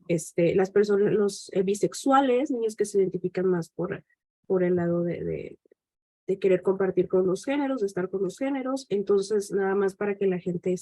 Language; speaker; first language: Spanish; native; Spanish